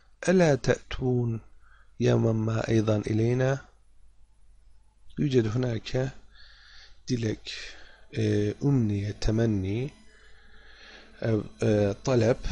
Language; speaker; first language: Arabic; non-native, fluent; Turkish